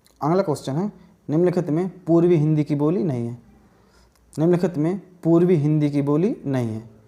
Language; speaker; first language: Hindi; native; Hindi